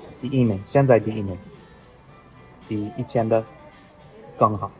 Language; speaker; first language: Chinese; non-native, learner; English